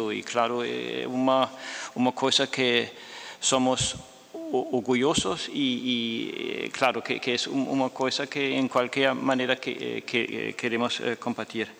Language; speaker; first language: Portuguese; non-native, fluent; Danish